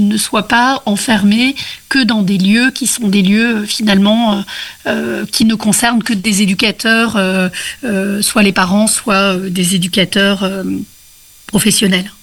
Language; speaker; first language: French; native; French